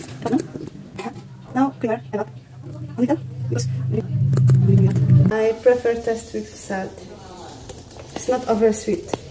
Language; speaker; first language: English; non-native, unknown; Polish